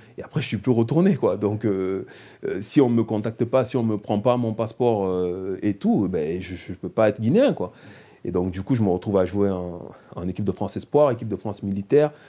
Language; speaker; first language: French; native; French